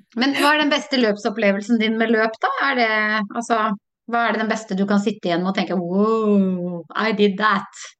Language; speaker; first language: Norwegian; native; Norwegian